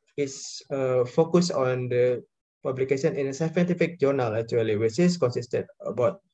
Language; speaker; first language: English; non-native, learner; Indonesian